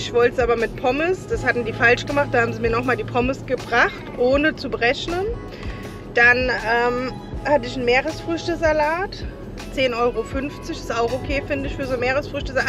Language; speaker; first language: German; native; German